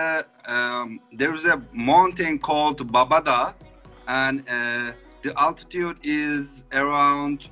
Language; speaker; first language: English; non-native, fluent; Turkish